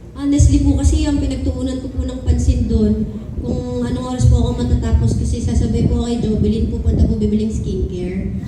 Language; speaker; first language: Filipino; early bilingual, heritage; Filipino